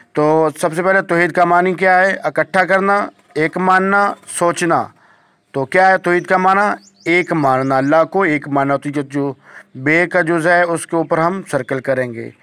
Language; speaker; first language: Urdu; native; Urdu